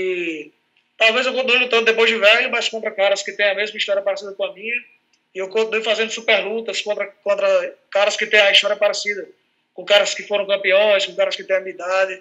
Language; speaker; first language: Portuguese; native; Portuguese